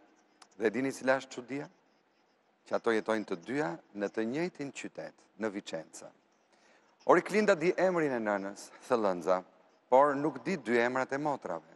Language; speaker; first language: Albanian; native; Albanian